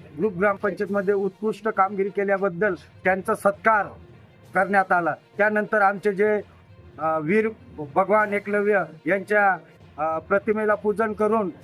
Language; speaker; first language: Marathi; non-native, local second language; Bhili